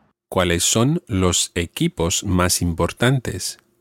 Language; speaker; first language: Spanish; non-native, fluent; English